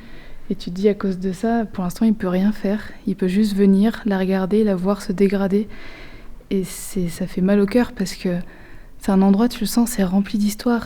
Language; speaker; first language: French; native; French